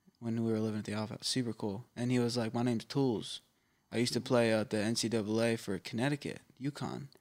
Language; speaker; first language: English; native; English